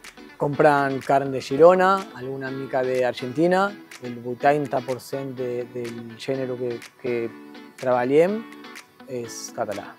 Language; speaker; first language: Catalan; non-native, fluent; Spanish